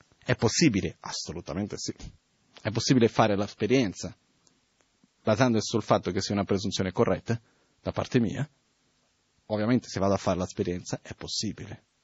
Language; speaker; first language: Italian; non-native, fluent; Portuguese